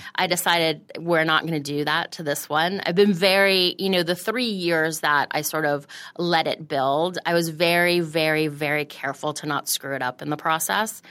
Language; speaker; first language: English; native; English